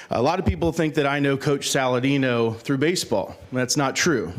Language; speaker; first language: English; native; English